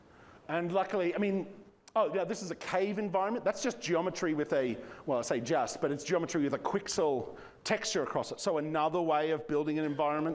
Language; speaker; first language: English; native; English